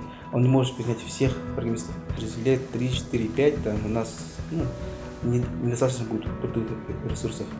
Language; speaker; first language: Russian; non-native, local second language; Yakut